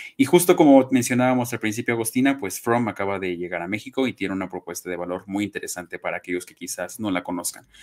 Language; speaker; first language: Spanish; native; Spanish